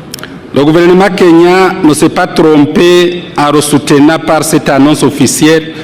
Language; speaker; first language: French; non-native, local second language; Rundi